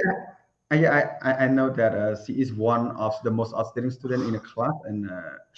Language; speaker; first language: English; non-native, learner; Khmer